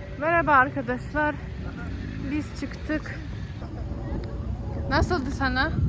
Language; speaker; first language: Turkish; non-native, fluent; Russian